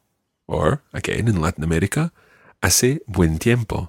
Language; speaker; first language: Spanish; non-native, fluent; English